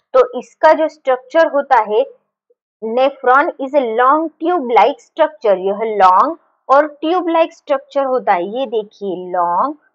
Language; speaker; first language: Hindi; non-native, local second language; Marathi